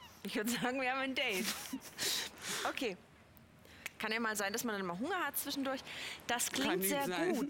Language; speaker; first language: German; native; German